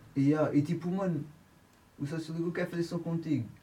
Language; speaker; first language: Portuguese; early bilingual, heritage; French